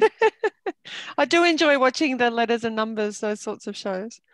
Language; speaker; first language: English; native; English